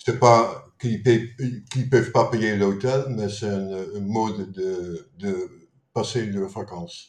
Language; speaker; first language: French; non-native, fluent; Dutch